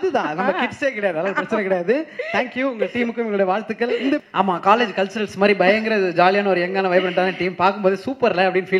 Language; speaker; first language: Tamil; native; Tamil